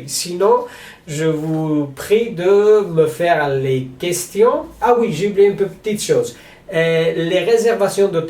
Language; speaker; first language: French; non-native, learner; Spanish